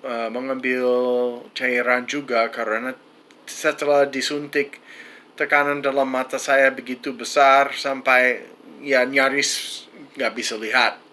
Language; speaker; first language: Indonesian; non-native, fluent; English